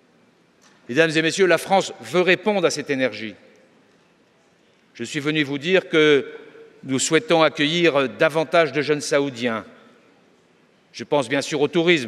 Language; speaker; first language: French; native; French